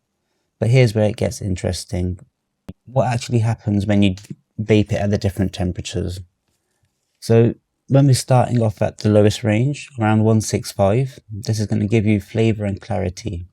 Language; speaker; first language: English; native; English